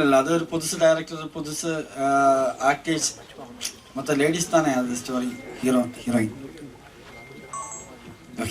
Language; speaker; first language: Tamil; non-native, learner; Malayalam